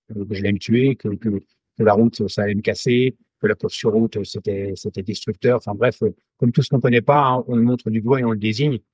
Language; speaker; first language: French; native; French